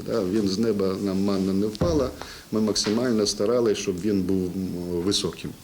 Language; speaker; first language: Ukrainian; native; Ukrainian